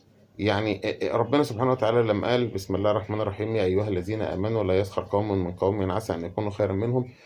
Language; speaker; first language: Arabic; native; Arabic